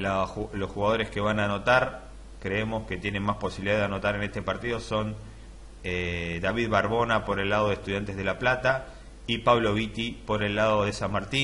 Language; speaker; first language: Spanish; native; Spanish